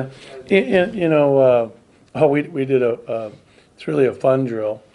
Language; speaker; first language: English; native; English